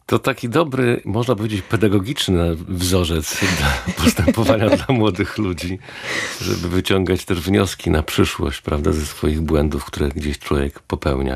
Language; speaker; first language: Polish; native; Polish